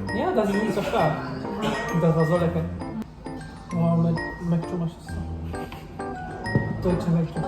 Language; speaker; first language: German; non-native, learner; Chinese